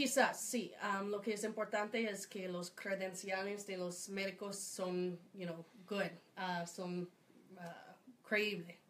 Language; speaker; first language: Spanish; non-native, fluent; English